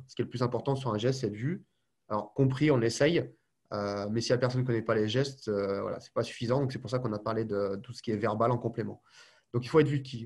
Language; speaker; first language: French; native; French